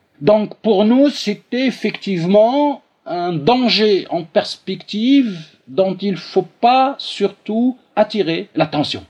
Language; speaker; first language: French; non-native, local second language; Arabic